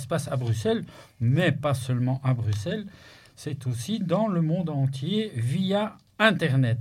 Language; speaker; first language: French; native; French